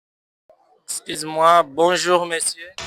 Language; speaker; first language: French; non-native, fluent; Portuguese